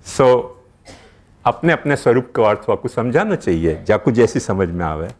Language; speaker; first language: Hindi; native; Hindi